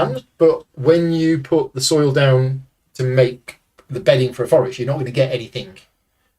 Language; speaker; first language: English; native; English